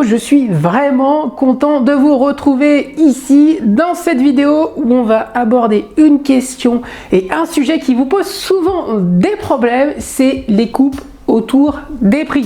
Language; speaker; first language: French; native; French